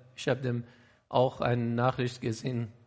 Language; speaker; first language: German; non-native, learner; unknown